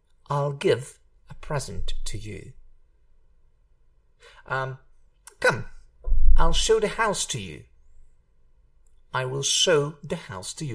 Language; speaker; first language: English; non-native, fluent; Hungarian